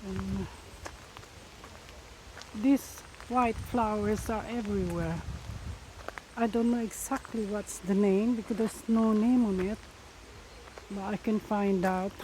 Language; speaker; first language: English; non-native, fluent; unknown